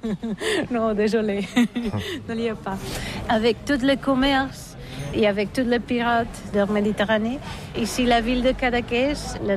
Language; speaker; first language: French; non-native, learner; Catalan